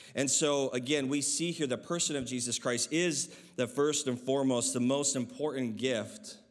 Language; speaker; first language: English; native; English